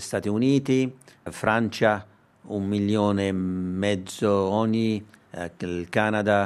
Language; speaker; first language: Italian; non-native, learner; Armenian